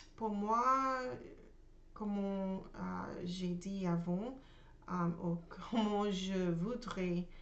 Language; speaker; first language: French; non-native, learner; English